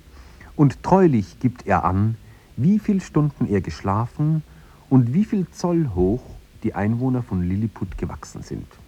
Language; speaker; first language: German; native; German